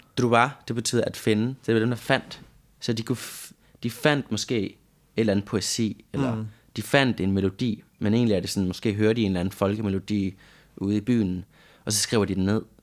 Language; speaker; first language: Danish; non-native, fluent; Spanish